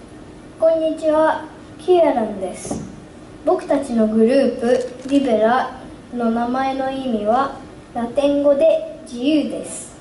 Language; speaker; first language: Japanese; early bilingual, heritage; Japanese